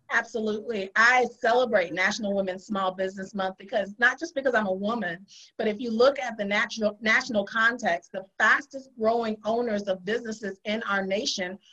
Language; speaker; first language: English; native; English